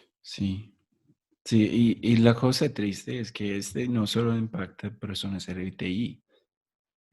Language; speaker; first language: Spanish; non-native, fluent; English